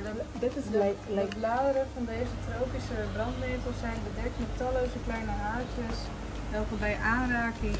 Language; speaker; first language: Dutch; native; Dutch